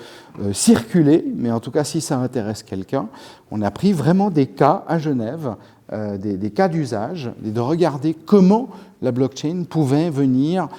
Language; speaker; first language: French; native; French